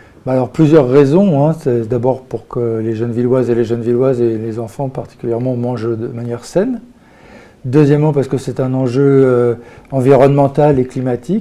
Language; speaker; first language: French; native; French